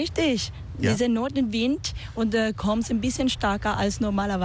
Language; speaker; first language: German; non-native, learner; Spanish